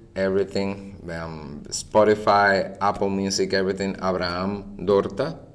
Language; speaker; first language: English; non-native, fluent; Spanish